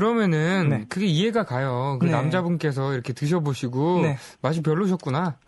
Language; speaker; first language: Korean; native; Korean